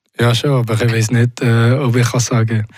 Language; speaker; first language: German; non-native, local second language; French